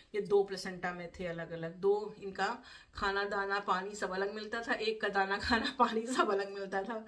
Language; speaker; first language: Hindi; native; Hindi